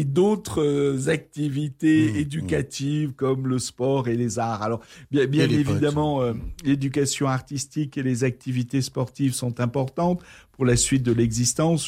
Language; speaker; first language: French; native; French